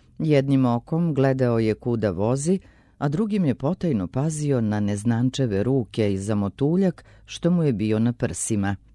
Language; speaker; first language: Serbian; native; Serbian